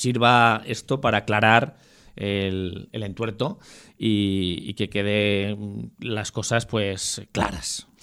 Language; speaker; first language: Spanish; native; Spanish